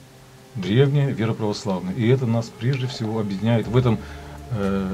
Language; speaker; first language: Russian; native; Russian